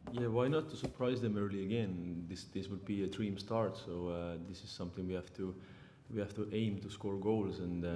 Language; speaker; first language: English; non-native, fluent; Estonian